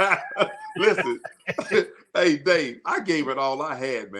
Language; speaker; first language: English; native; English